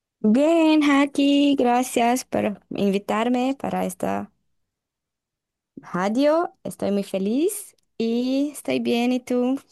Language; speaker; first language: Spanish; non-native, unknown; Portuguese